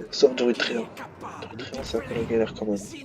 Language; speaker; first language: French; native; French